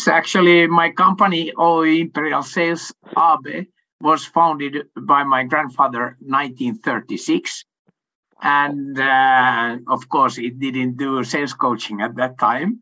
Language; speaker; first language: English; non-native, fluent; Swedish